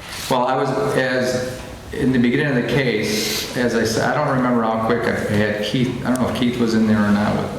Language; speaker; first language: English; native; English